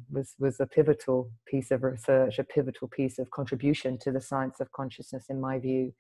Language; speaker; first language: English; native; English